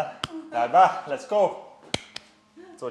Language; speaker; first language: Chinese; non-native, fluent; English